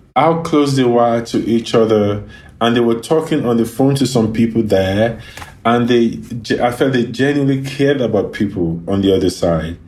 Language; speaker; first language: English; non-native, local second language; Yoruba